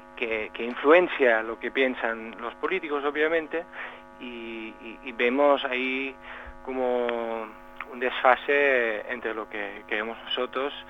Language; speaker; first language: Spanish; non-native, fluent; Dutch